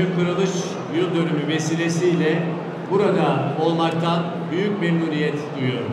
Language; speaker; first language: Turkish; native; Turkish